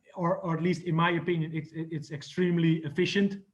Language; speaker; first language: English; non-native, fluent; Dutch